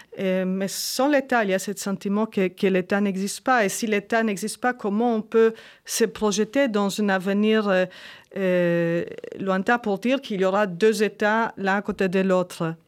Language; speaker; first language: French; non-native, fluent; Hebrew